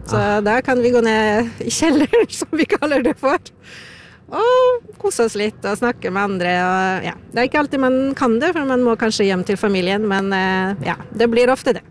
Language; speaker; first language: Norwegian; non-native, fluent; Polish